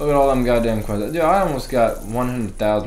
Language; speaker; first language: English; native; English